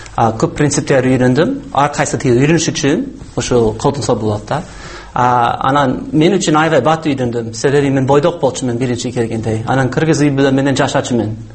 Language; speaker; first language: Kyrgyz; non-native, fluent; English